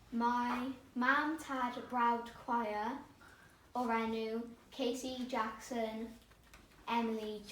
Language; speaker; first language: Welsh; non-native, learner; English